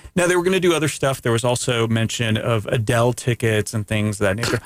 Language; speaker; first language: English; early bilingual, other home language; Greek